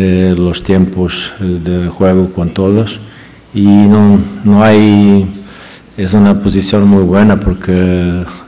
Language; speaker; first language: Spanish; non-native, fluent; Portuguese